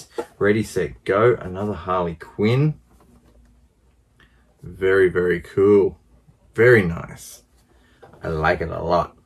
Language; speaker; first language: English; native; English